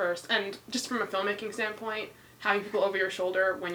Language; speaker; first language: English; native; English